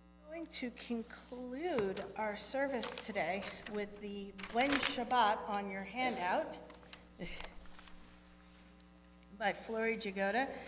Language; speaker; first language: English; native; English